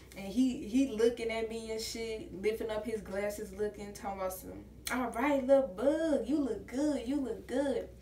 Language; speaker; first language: English; native; English